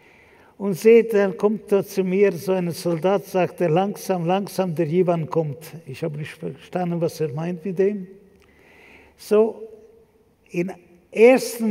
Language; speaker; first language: German; non-native, fluent; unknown